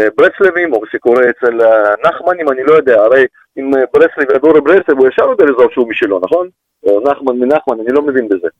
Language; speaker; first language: Hebrew; non-native, fluent; Russian